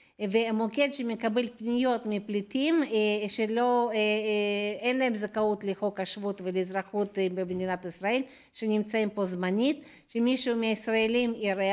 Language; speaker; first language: Hebrew; non-native, fluent; Russian